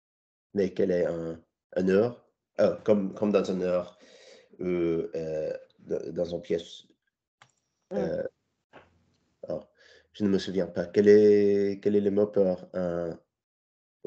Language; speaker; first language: French; non-native, learner; English